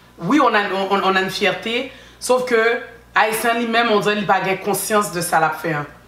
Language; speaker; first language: French; early bilingual, other home language; Haitian Creole